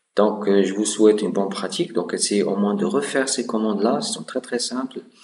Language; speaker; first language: French; non-native, local second language; Arabic